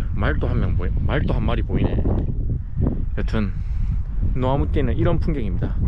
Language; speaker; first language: Korean; native; Korean